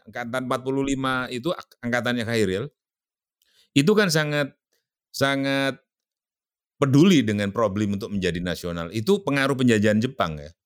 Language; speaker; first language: Indonesian; native; Indonesian